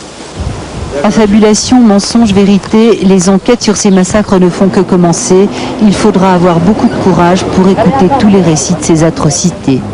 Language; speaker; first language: French; native; French